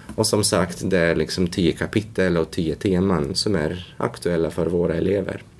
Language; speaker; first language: Swedish; non-native, fluent; Latvian